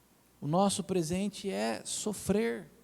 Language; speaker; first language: Portuguese; native; Portuguese